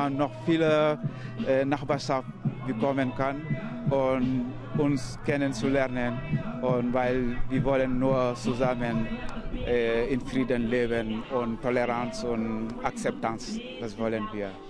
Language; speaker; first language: German; non-native, learner; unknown